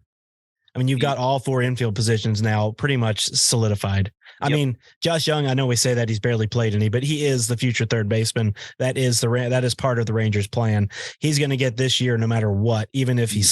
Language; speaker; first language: English; native; English